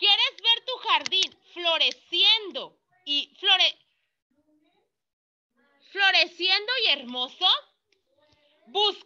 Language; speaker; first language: Spanish; native; Spanish